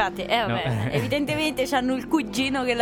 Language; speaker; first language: Italian; native; Italian